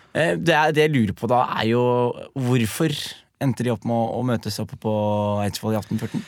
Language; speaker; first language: Norwegian; early bilingual, other home language; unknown